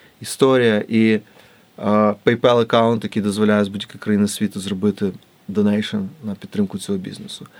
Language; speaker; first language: Ukrainian; native; Ukrainian